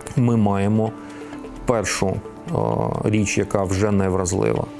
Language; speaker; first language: Ukrainian; native; Ukrainian